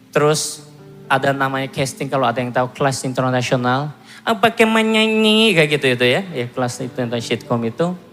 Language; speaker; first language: Indonesian; non-native, fluent; Korean